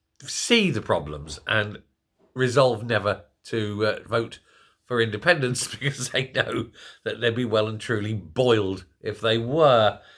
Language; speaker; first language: English; native; English